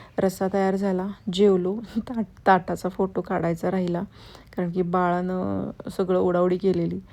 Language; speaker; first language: Marathi; native; Marathi